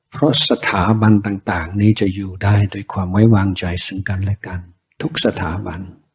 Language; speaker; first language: Thai; non-native, fluent; English